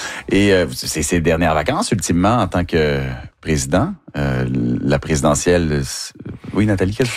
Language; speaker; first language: French; native; French